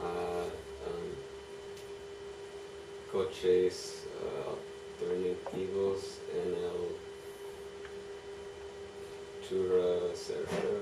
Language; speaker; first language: Spanish; non-native, learner; English